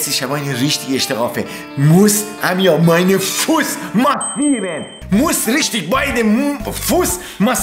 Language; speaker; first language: German; non-native, learner; Persian